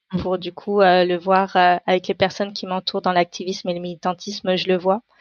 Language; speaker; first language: French; non-native, local second language; Tamil